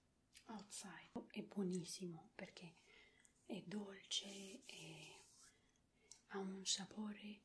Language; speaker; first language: Italian; non-native, learner; Spanish